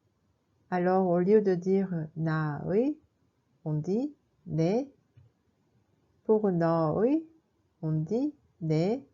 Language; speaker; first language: French; non-native, fluent; Korean